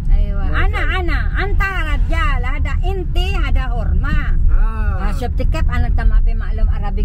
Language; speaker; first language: Arabic; non-native, learner; Filipino